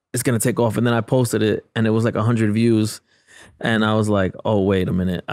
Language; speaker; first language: English; native; English